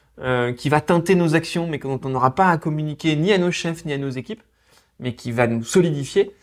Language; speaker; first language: French; native; French